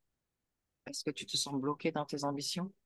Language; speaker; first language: French; native; French